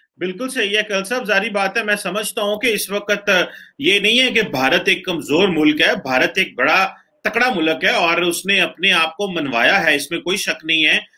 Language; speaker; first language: Urdu; non-native, local second language; Punjabi